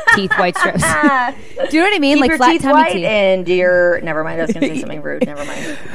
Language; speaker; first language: English; native; English